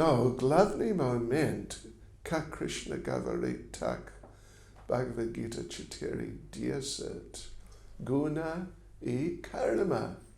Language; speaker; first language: Russian; non-native, learner; English